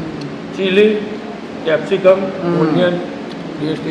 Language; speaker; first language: English; non-native, learner; Gujarati